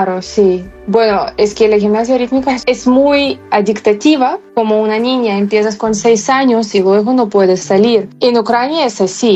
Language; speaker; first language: Spanish; non-native, fluent; Ukrainian